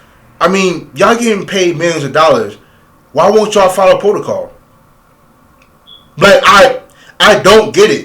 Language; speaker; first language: English; native; English